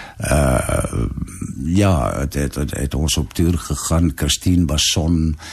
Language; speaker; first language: Afrikaans; native; Afrikaans